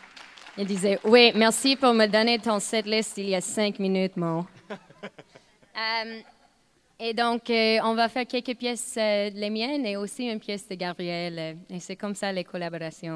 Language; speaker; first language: French; non-native, fluent; English